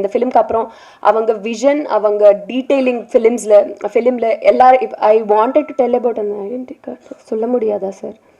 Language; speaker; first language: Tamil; non-native, learner; Telugu